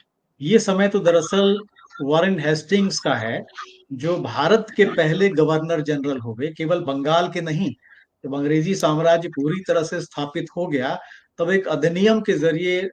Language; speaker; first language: Hindi; native; Hindi